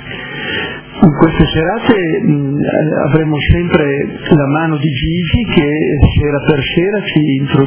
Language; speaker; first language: Italian; native; Italian